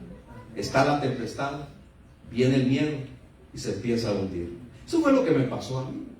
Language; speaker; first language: Spanish; native; Spanish